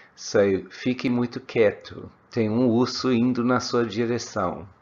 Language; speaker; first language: Portuguese; non-native, fluent; English